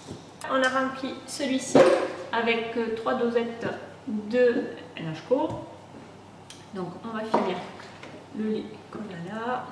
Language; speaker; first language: French; native; French